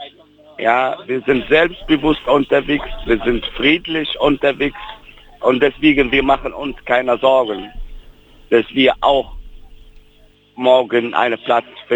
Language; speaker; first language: German; non-native, fluent; Arabic